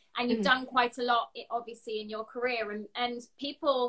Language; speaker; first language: English; native; English